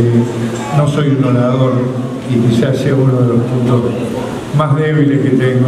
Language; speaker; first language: Spanish; native; Spanish